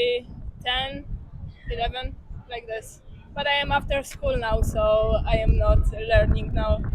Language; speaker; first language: English; non-native, learner; Polish